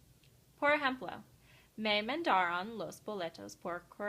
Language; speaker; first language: Spanish; non-native, learner; English